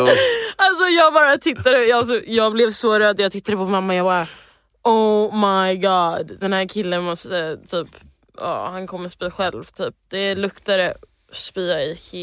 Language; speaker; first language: Swedish; early bilingual, heritage; English